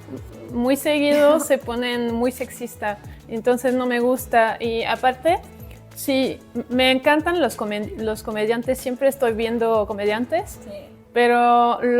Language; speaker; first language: Spanish; non-native, fluent; French